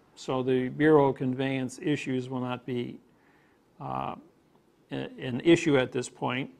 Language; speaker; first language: English; native; English